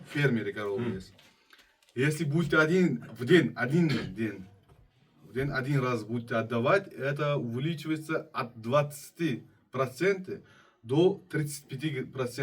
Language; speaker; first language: Russian; non-native, fluent; Uzbek